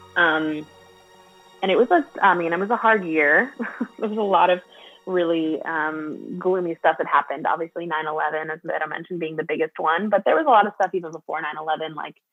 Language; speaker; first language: English; native; English